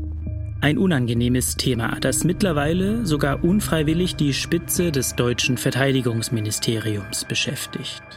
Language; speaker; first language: German; native; German